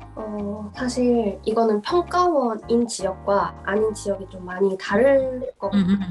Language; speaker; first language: Korean; native; Korean